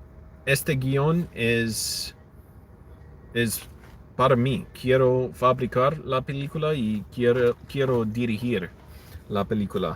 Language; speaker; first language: Spanish; non-native, learner; English